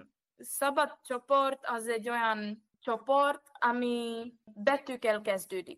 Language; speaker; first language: Hungarian; non-native, fluent; Czech